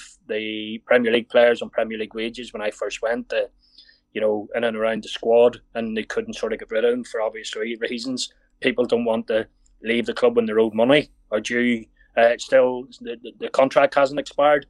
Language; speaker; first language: English; native; English